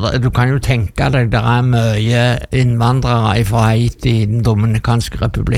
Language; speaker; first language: Norwegian; non-native, learner; Spanish